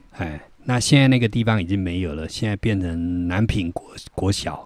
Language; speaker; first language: Chinese; non-native, local second language; Min Nan Chinese